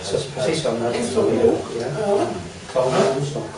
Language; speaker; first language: Swedish; non-native, learner; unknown